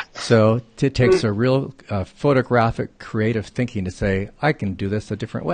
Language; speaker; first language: English; native; English